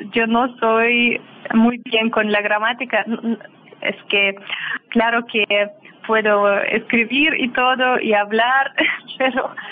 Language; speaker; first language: Spanish; non-native, learner; Russian